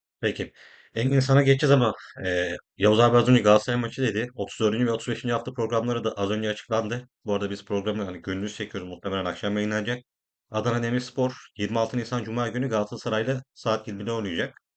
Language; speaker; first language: Turkish; native; Turkish